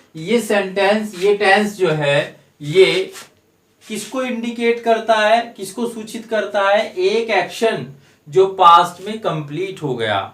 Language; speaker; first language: Hindi; native; Hindi